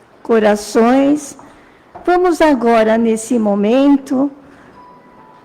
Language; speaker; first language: Portuguese; native; Portuguese